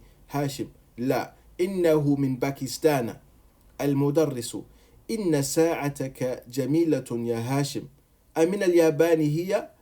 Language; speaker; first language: Arabic; non-native, fluent; English